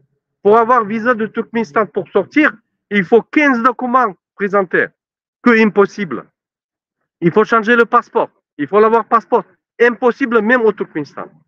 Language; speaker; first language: French; non-native, learner; Turkmen